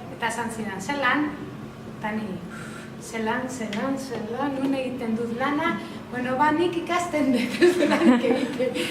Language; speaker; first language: Basque; non-native, local second language; Spanish